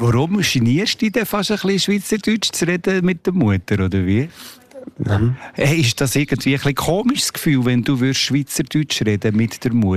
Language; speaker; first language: German; native; German